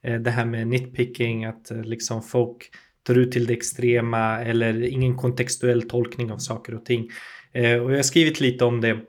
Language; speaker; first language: Swedish; native; Swedish